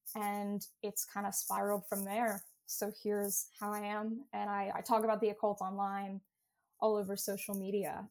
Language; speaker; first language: English; native; English